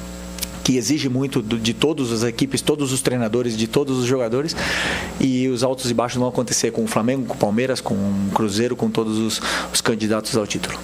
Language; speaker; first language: Portuguese; native; Portuguese